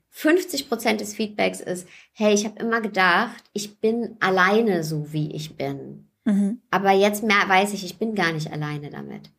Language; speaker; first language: German; early bilingual, other home language; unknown